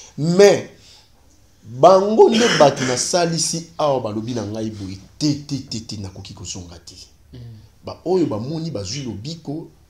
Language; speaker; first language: Lingala; non-native, local second language; Kongo